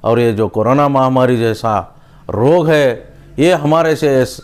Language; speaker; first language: Hindi; non-native, local second language; Kannada